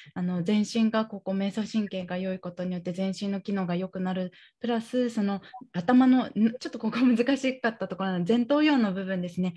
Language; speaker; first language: Japanese; native; Japanese